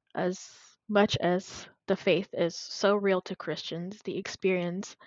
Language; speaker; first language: English; non-native, fluent; Amharic